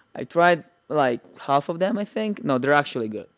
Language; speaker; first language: English; non-native, fluent; Italian